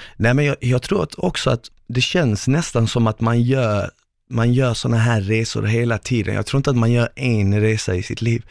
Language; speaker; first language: Swedish; early bilingual, other home language; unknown